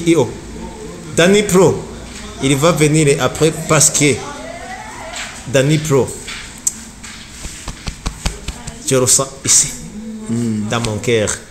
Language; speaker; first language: French; non-native, learner; Rundi